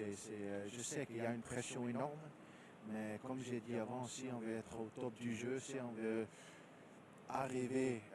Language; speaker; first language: French; non-native, fluent; Danish